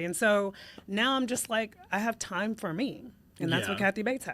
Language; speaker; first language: English; native; English